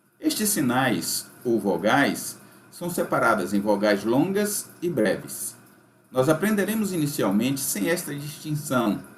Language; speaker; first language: Portuguese; native; Portuguese